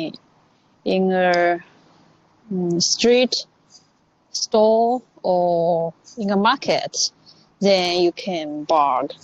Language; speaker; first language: English; non-native, learner; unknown